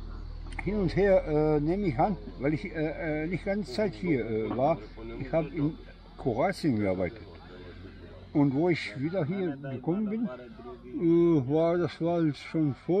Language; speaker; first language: German; non-native, fluent; Bosnian